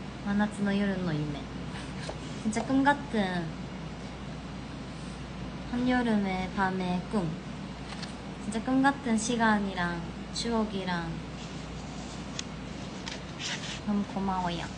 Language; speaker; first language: Korean; non-native, fluent; Japanese